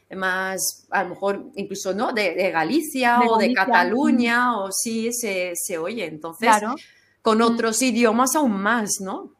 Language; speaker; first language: Spanish; non-native, fluent; German